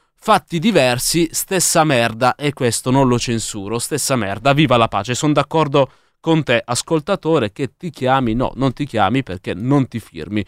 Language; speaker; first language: Italian; native; Italian